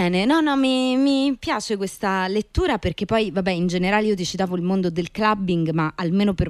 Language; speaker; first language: Italian; native; Italian